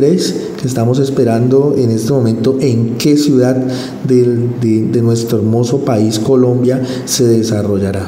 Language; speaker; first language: Spanish; native; Spanish